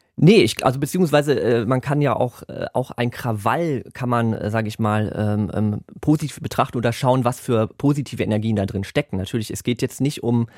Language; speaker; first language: German; native; German